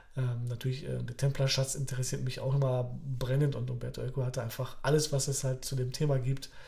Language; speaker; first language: German; early bilingual, other home language; Polish